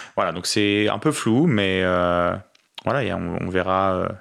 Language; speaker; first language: French; native; French